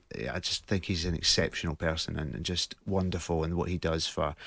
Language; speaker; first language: English; native; English